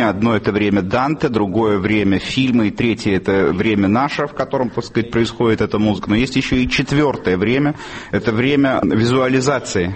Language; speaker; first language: Russian; native; Russian